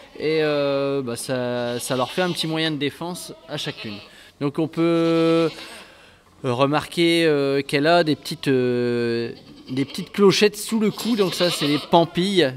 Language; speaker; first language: French; native; French